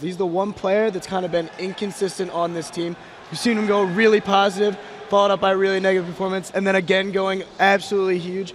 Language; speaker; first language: English; native; English